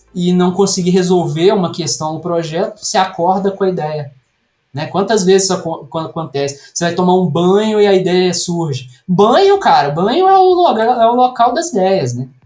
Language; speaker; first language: Portuguese; native; Portuguese